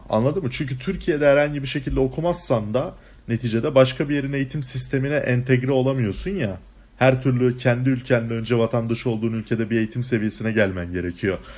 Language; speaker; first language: Turkish; native; Turkish